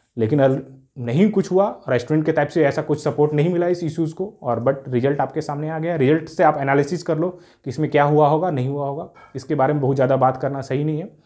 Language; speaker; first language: Hindi; native; Hindi